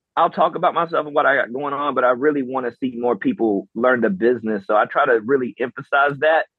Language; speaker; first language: English; native; English